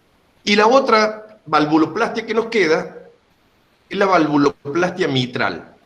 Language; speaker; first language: Spanish; native; Spanish